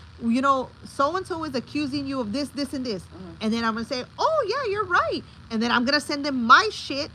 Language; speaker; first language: English; early bilingual, other home language; Spanish